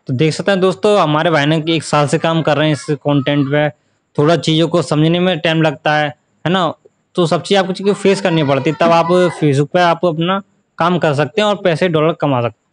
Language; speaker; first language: Hindi; native; Hindi